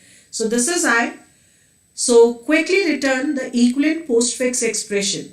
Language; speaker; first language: English; non-native, local second language; Hindi